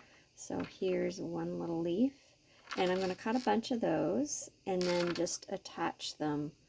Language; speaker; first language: English; native; English